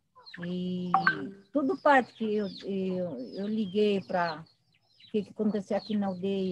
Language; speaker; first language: Portuguese; non-native, local second language; Guarani